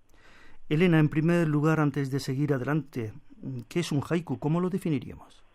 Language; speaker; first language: Spanish; native; Spanish